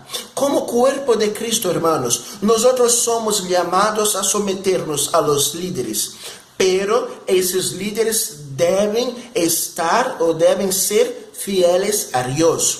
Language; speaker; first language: Spanish; non-native, fluent; Portuguese